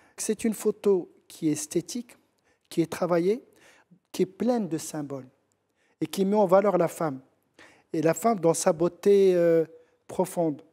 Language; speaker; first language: French; non-native, local second language; Central Atlas Tamazight